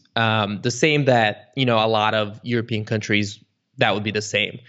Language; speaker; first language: English; early bilingual, other home language; Bulgarian